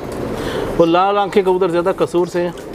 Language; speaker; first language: Urdu; native; Urdu